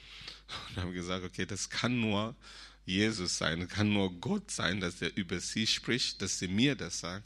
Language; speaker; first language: German; non-native, fluent; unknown